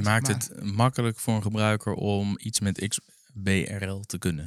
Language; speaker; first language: Dutch; native; Dutch